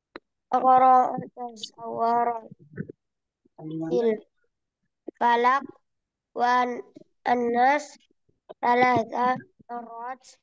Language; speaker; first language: Arabic; non-native, learner; Indonesian